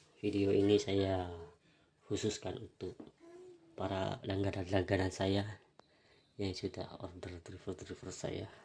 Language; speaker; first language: Indonesian; non-native, local second language; Madurese